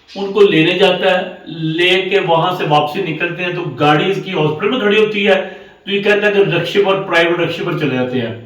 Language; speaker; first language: Urdu; non-native, local second language; Punjabi